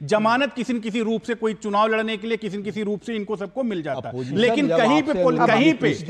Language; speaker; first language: Hindi; native; Hindi